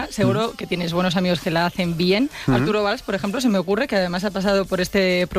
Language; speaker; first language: Spanish; native; Spanish